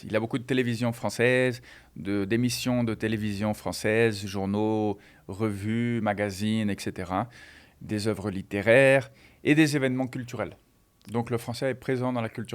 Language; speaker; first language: French; non-native, fluent; Portuguese